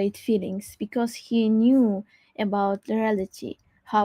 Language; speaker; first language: English; non-native, learner; Crimean Tatar